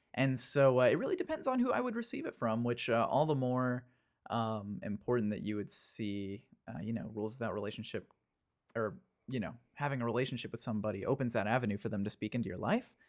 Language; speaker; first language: English; native; English